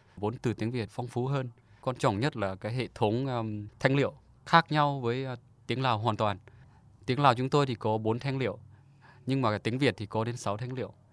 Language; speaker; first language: Vietnamese; non-native, fluent; Lao